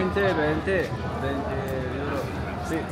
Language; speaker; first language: Spanish; non-native, learner; Turkish